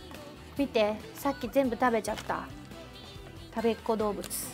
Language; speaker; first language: Japanese; native; Japanese